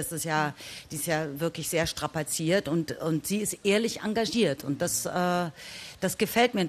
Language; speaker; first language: German; native; German